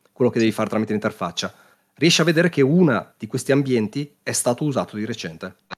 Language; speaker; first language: Italian; native; Italian